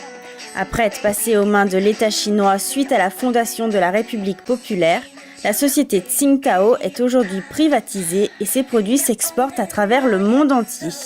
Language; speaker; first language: French; native; French